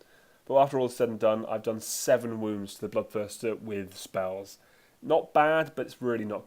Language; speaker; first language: English; native; English